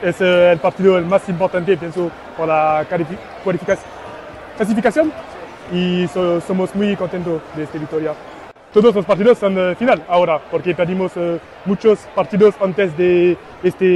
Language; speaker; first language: Spanish; non-native, learner; French